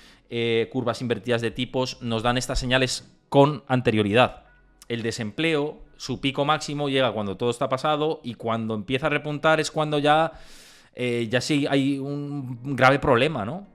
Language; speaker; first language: Spanish; native; Spanish